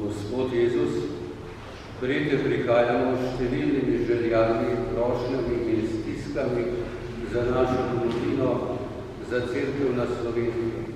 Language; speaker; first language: Slovenian; native; Slovenian